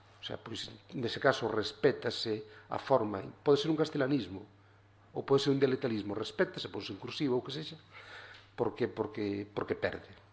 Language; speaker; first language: Galician; native; Galician